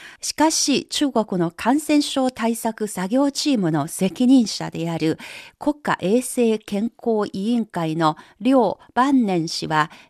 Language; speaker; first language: Japanese; non-native, fluent; Chinese